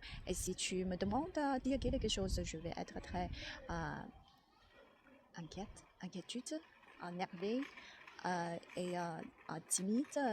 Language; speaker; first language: French; non-native, learner; Chinese